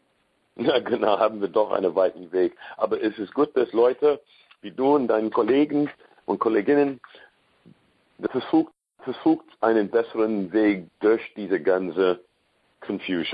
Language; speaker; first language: German; non-native, learner; English